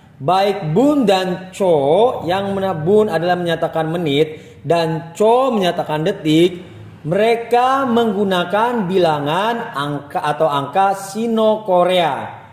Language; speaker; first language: Indonesian; native; Indonesian